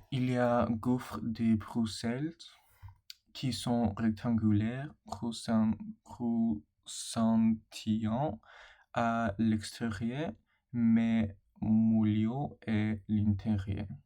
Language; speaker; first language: French; non-native, learner; English